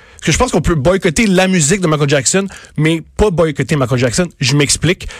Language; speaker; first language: French; native; French